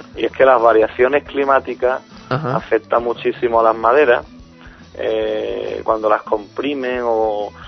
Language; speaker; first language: Spanish; native; Spanish